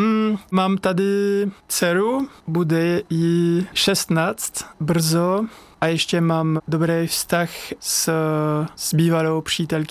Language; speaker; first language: Czech; non-native, fluent; French